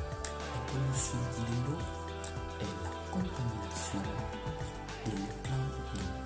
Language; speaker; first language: French; non-native, learner; Italian